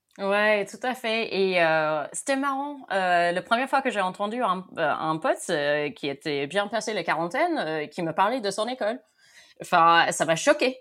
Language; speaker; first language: French; non-native, fluent; English